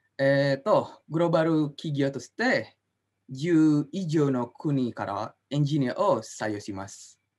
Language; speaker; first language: Japanese; non-native, learner; Indonesian